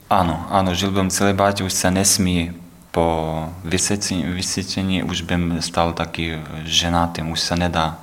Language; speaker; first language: Czech; non-native, learner; Ukrainian